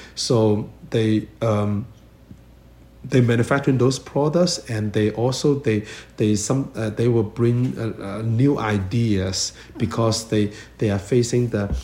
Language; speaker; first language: English; non-native, learner; Chinese